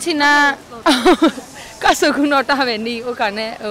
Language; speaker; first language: Japanese; non-native, learner; Burmese